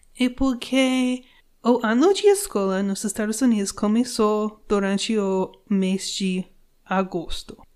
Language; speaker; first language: Portuguese; non-native, learner; English